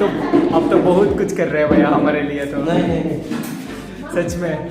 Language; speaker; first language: Hindi; non-native, local second language; Telugu